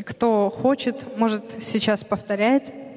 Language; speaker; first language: Russian; native; Russian